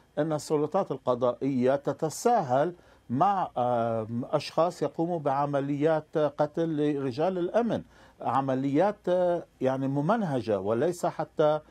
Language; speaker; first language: Arabic; non-native, fluent; Persian